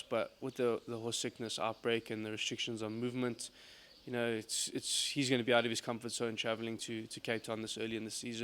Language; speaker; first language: English; native; English